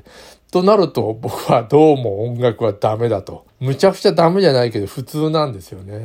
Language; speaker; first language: Japanese; native; Japanese